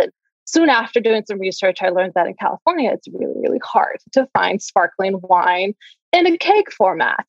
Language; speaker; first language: English; native; English